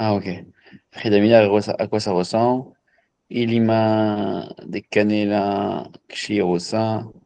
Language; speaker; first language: French; native; French